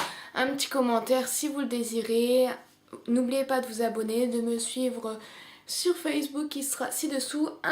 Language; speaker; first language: French; native; French